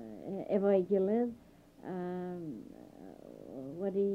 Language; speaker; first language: Welsh; early bilingual, heritage; Welsh